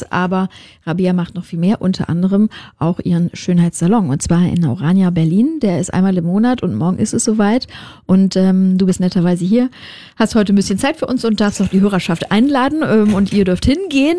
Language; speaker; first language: German; native; German